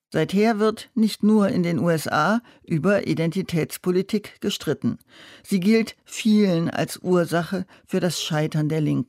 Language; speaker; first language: German; native; German